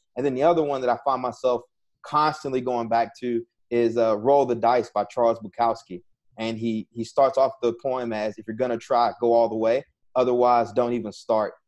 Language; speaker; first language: English; native; English